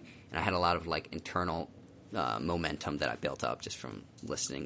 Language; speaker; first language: English; native; English